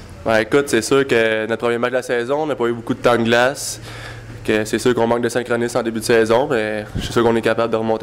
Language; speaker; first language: French; native; French